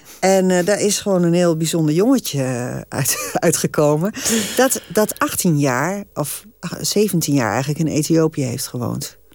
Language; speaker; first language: Dutch; native; Dutch